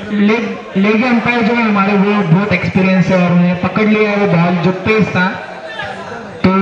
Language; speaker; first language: Hindi; non-native, local second language; Marathi